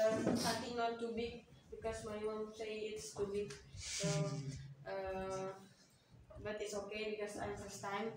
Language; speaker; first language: English; non-native, learner; Indonesian